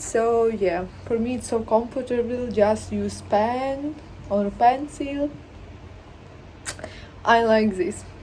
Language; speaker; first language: English; non-native, learner; Ukrainian